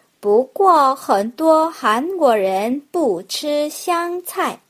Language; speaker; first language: Chinese; non-native, fluent; Korean